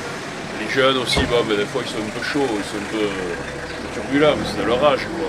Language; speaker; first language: French; native; French